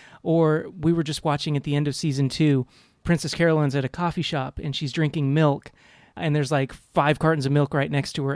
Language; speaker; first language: English; native; English